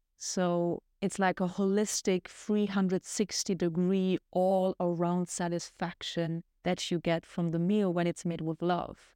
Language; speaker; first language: English; non-native, fluent; German